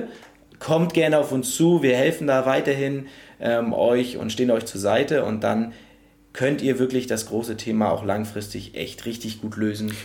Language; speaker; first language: German; native; German